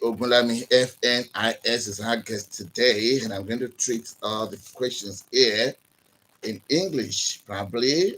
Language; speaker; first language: English; non-native, local second language; Yoruba